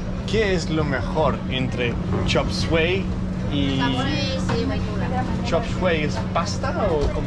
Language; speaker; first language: Spanish; non-native, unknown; Danish